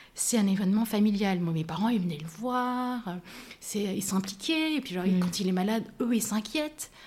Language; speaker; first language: French; native; French